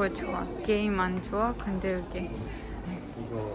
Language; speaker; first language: Korean; non-native, learner; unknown